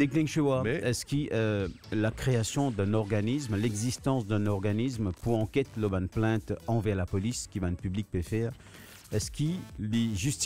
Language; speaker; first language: French; non-native, local second language; Morisyen